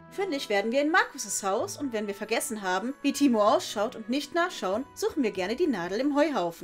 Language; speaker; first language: German; native; German